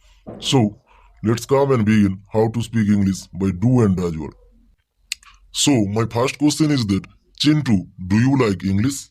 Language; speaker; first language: English; non-native, local second language; Bangla